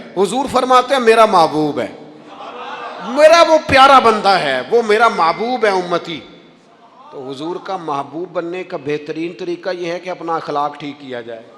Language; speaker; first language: Urdu; non-native, local second language; Punjabi